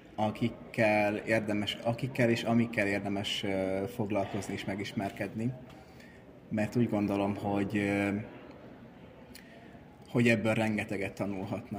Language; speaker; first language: Hungarian; native; Hungarian